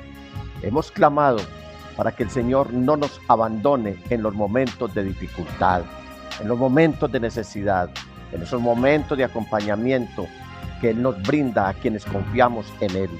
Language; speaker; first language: Spanish; native; Spanish